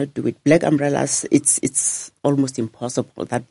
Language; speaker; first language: English; non-native, local second language; Northern Sotho